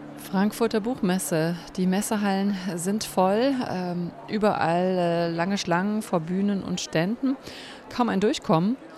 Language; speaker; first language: German; native; German